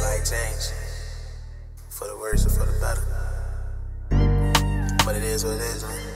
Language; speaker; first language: English; native; English